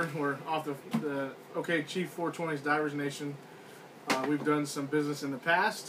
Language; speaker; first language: English; native; English